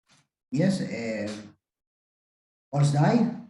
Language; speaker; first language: English; non-native, learner; Spanish